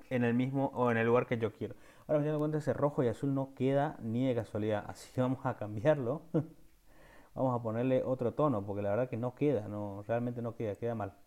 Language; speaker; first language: Spanish; native; Spanish